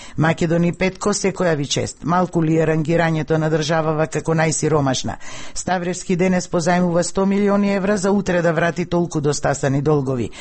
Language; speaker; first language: Macedonian; native; Macedonian